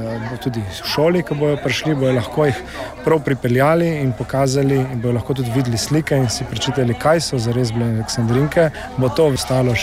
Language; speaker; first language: Slovenian; native; Slovenian